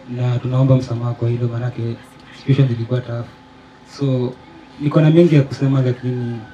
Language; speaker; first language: Swahili; non-native, local second language; Luo (Kenya and Tanzania)